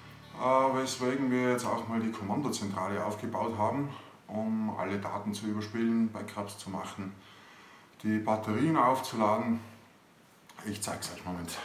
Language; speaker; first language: German; native; German